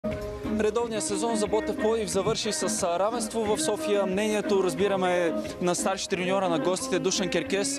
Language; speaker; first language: Bulgarian; native; Bulgarian